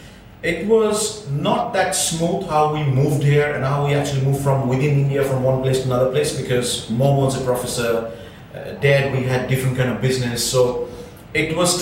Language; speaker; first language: English; non-native, local second language; Bangla